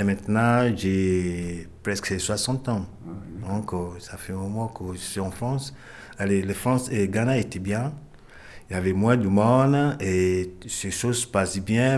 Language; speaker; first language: French; non-native, fluent; Ewe